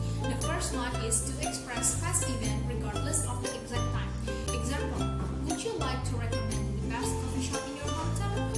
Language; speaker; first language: English; non-native, learner; Indonesian